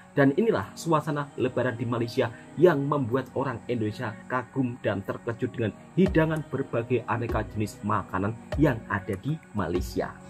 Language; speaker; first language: Indonesian; native; Indonesian